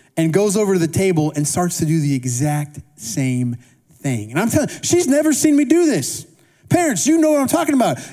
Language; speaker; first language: English; native; English